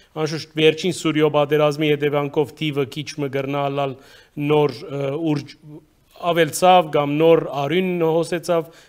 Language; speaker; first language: Armenian; early bilingual, heritage; Armenian